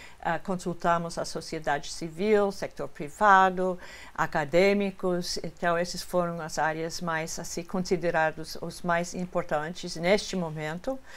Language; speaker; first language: Portuguese; non-native, fluent; English